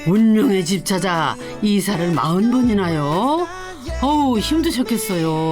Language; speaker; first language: Korean; native; Korean